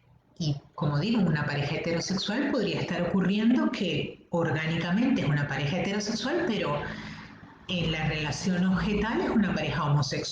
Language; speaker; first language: Spanish; native; Spanish